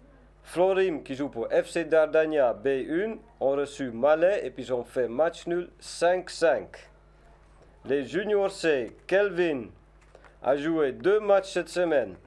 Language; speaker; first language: French; non-native, learner; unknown